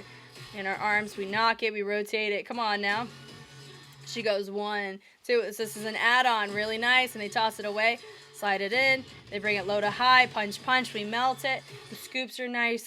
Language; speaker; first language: English; native; English